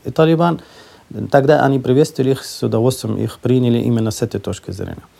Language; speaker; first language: Russian; non-native, fluent; Persian